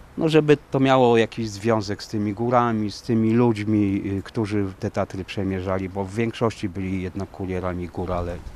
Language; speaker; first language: Polish; native; Polish